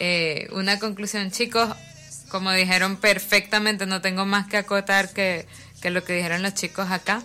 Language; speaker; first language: Spanish; native; Spanish